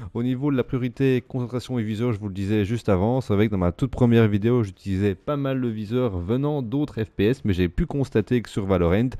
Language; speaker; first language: French; native; French